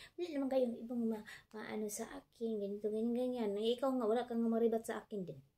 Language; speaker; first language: Filipino; non-native, local second language; Cebuano